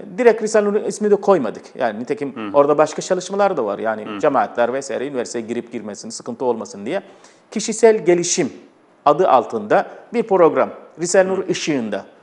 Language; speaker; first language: Turkish; non-native, fluent; Arabic